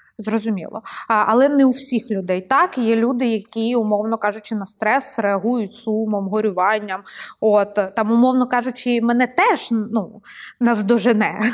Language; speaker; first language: Ukrainian; non-native, local second language; Russian